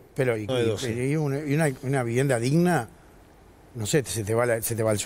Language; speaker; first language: Spanish; native; Spanish